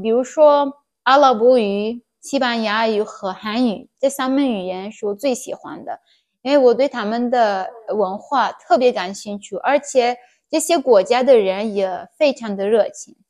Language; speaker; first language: Chinese; non-native, fluent; Persian